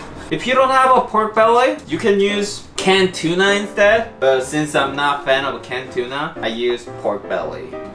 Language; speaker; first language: English; non-native, fluent; Korean